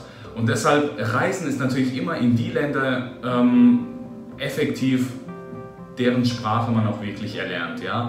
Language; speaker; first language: German; early bilingual, other home language; Russian